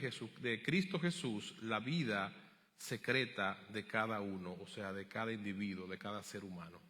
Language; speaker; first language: Spanish; native; Spanish